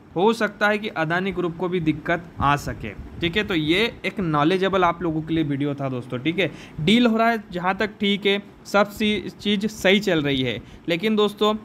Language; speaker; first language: Hindi; native; Hindi